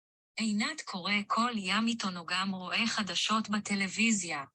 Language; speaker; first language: Hebrew; non-native, learner; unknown